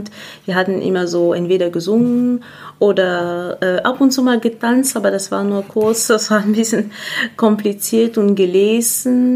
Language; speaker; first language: German; non-native, fluent; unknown